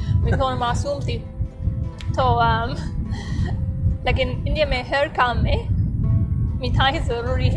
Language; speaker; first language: Hindi; non-native, learner; English